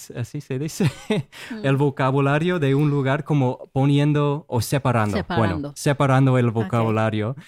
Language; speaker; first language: Spanish; non-native, fluent; English